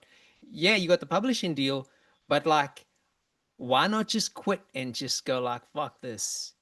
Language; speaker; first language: English; native; English